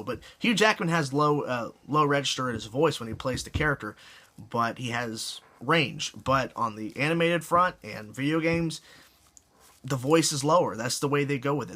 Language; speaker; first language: English; native; English